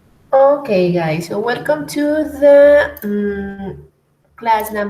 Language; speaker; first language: English; non-native, fluent; Spanish